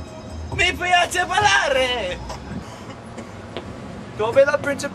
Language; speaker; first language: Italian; non-native, learner; English